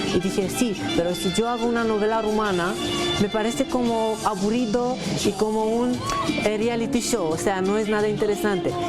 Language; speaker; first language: Spanish; non-native, fluent; Romanian